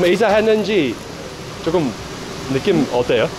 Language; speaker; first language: Korean; non-native, learner; Dutch